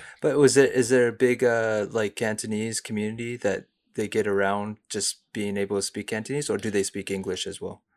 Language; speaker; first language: English; early bilingual, other home language; Cantonese